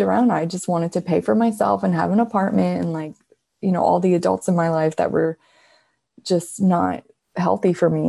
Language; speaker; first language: English; native; English